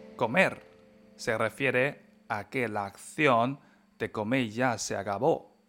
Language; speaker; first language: Spanish; non-native, fluent; Chinese